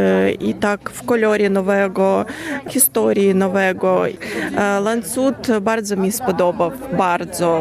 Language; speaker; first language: Polish; non-native, learner; Ukrainian